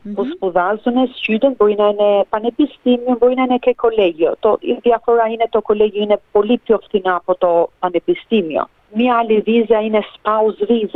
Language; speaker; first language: Greek; early bilingual, heritage; Greek